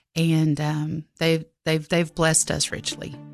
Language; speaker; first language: English; native; English